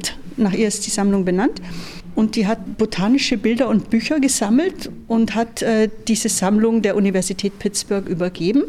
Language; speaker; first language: German; native; German